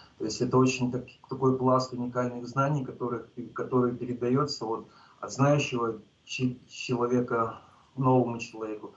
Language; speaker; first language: Russian; native; Russian